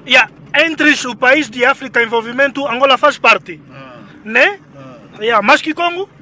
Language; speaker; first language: Portuguese; non-native, learner; Lingala